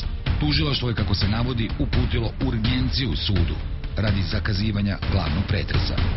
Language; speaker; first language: Serbian; native; Serbian